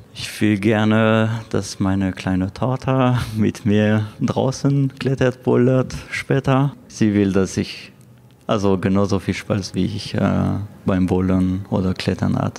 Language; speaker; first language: German; non-native, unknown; French